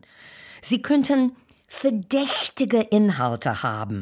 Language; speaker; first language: German; non-native, fluent; English